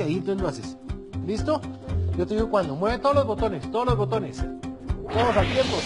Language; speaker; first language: Spanish; native; Spanish